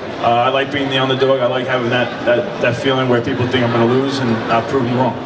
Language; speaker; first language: English; native; English